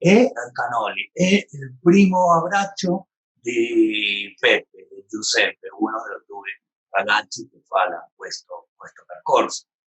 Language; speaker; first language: Italian; non-native, learner; Spanish